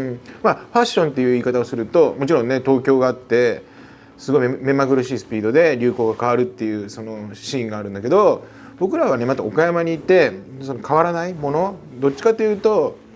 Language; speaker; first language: Japanese; native; Japanese